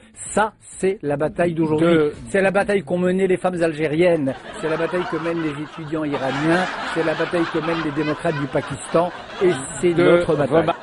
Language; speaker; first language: French; native; French